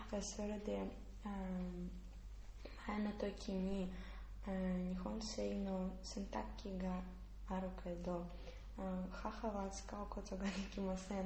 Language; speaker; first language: Japanese; non-native, learner; Russian